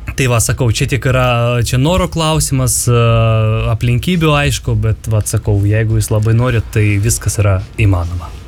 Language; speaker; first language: Lithuanian; non-native, fluent; Ukrainian